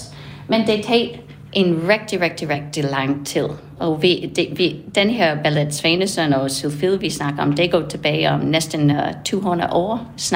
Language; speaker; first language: Danish; non-native, fluent; English